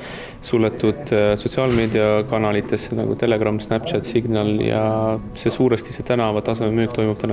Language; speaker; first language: Estonian; native; Estonian